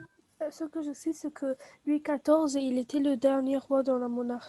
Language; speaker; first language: French; non-native, learner; Arabic